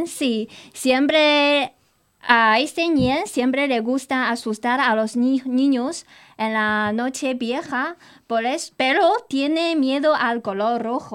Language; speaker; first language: Spanish; non-native, fluent; Chinese